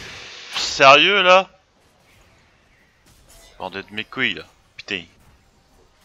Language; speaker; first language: French; native; French